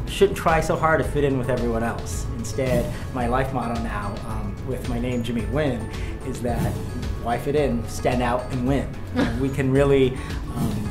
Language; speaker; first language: English; native; English